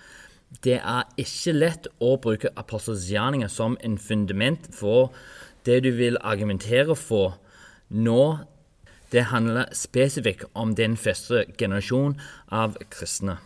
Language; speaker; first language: Norwegian; non-native, fluent; English